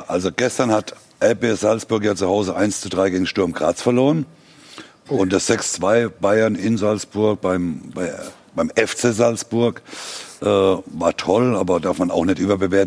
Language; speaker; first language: German; native; German